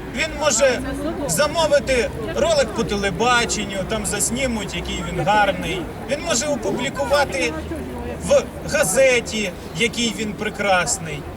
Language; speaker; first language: Ukrainian; native; Ukrainian